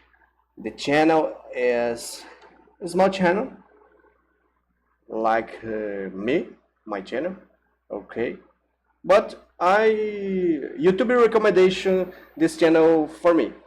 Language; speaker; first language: English; non-native, learner; Portuguese